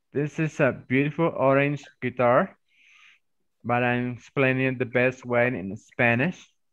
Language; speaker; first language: English; non-native, fluent; Spanish